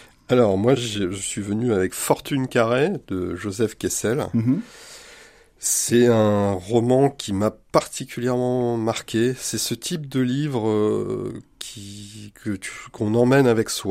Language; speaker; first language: French; native; French